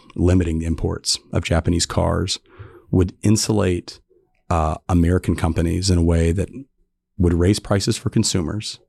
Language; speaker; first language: English; native; English